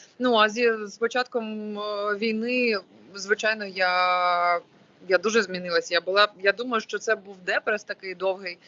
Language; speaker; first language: Ukrainian; non-native, local second language; Russian